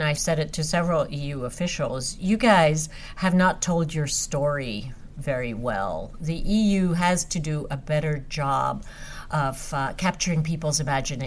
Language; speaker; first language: English; non-native, fluent; Hungarian